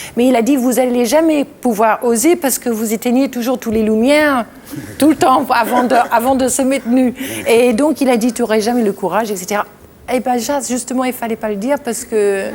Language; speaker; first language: French; non-native, fluent; English